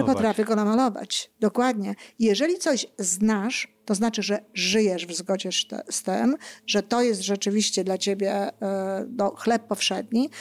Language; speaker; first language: Polish; native; Polish